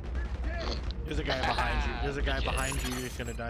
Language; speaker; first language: English; native; English